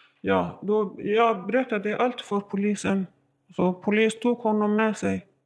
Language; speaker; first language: Swedish; non-native, learner; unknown